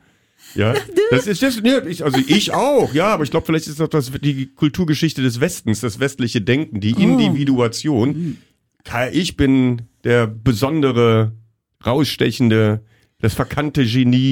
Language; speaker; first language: German; native; German